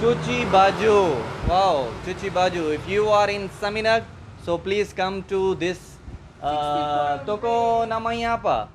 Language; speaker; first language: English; non-native, learner; Urdu